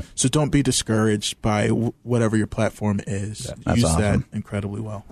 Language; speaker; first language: English; native; English